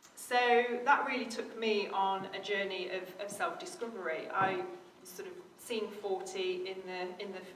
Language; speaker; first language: English; native; English